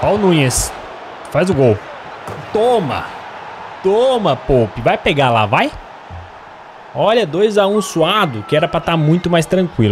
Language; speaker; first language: Portuguese; native; Portuguese